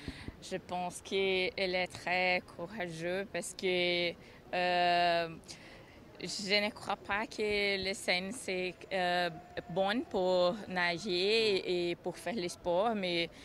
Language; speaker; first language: French; non-native, learner; Portuguese